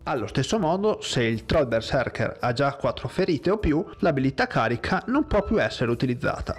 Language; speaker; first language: Italian; native; Italian